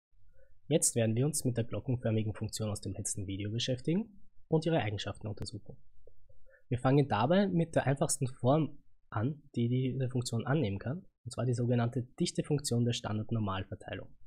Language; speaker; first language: German; native; German